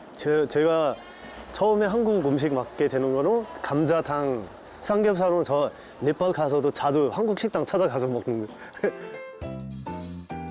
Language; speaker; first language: Korean; non-native, fluent; Nepali